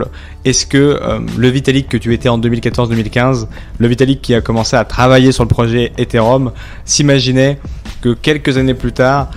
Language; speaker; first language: French; native; French